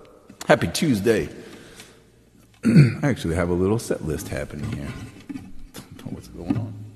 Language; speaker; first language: English; native; English